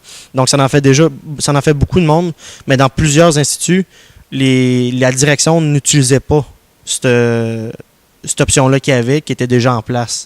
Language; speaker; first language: French; native; French